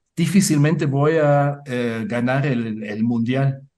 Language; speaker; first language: Spanish; non-native, fluent; German